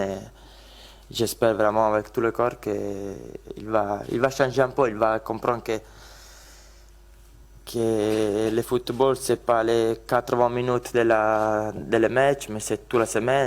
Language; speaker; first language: French; non-native, learner; Italian